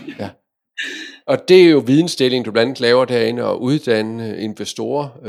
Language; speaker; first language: Danish; native; Danish